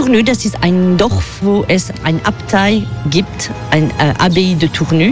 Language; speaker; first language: German; non-native, fluent; French